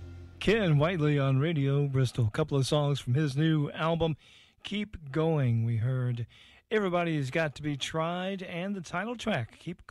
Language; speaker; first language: English; native; English